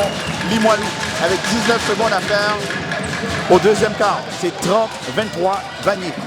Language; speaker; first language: French; native; French